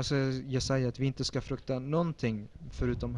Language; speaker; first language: Swedish; early bilingual, other home language; Spanish